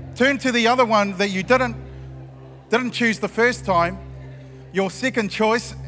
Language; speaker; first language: English; native; English